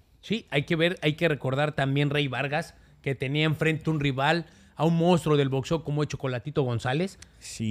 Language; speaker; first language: Spanish; native; Spanish